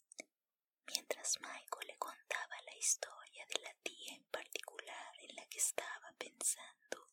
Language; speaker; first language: Spanish; native; Spanish